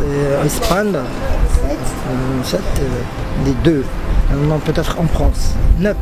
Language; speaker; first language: French; non-native, local second language; Arabic